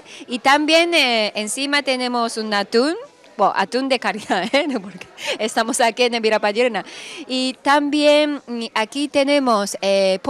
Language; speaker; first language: Spanish; non-native, fluent; Japanese